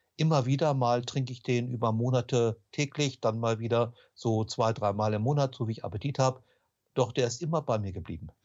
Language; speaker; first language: German; native; German